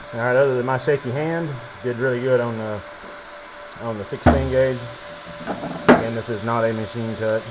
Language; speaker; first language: English; native; English